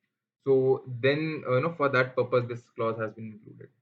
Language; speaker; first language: English; non-native, local second language; Hindi